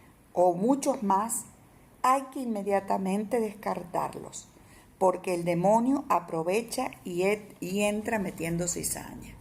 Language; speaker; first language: Spanish; native; Spanish